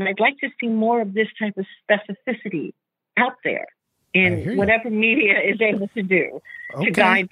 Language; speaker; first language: English; native; English